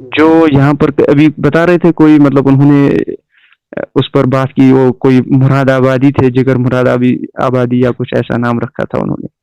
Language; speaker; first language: Urdu; native; Urdu